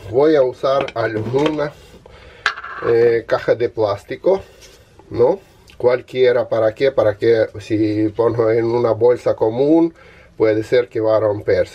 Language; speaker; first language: Spanish; non-native, learner; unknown